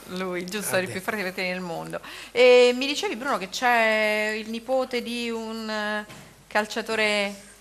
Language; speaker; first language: Italian; native; Italian